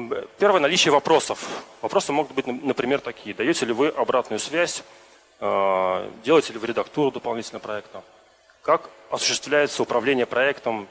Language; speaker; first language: Russian; native; Russian